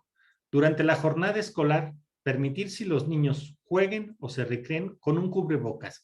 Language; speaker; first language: Spanish; native; Spanish